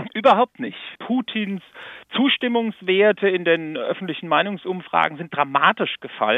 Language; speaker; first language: German; native; German